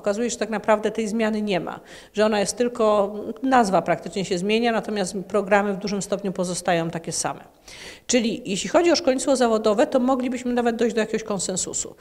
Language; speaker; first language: Polish; native; Polish